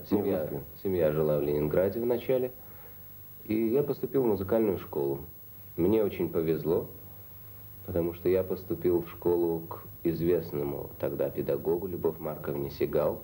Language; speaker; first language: Russian; native; Russian